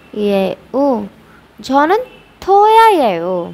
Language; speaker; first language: Hindi; native; Hindi